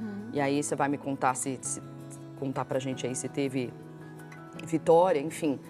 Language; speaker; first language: Portuguese; native; Portuguese